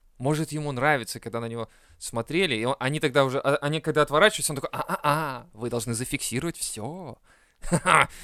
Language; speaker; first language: Russian; native; Russian